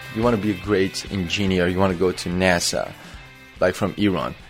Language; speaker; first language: English; non-native, fluent; Persian